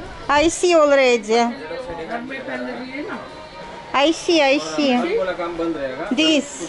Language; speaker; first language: English; non-native, learner; Russian